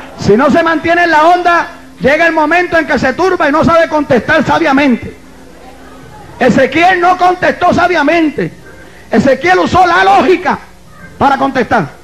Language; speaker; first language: Spanish; native; Spanish